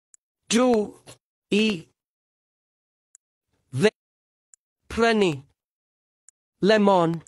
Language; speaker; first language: Welsh; non-native, learner; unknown